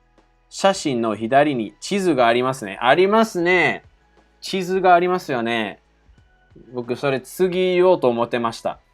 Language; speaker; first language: Japanese; non-native, fluent; English